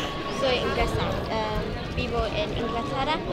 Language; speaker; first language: Spanish; non-native, learner; English